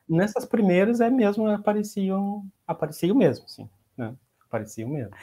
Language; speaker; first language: Portuguese; native; Portuguese